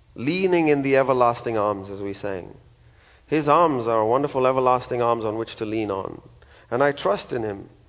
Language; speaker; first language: English; non-native, local second language; Malayalam